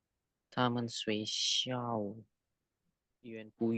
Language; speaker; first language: Chinese; non-native, learner; Indonesian